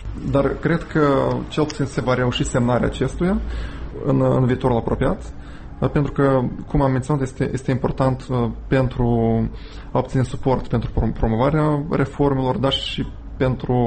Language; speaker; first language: Romanian; native; Romanian